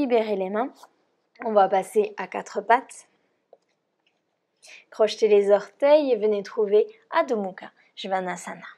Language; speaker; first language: French; native; French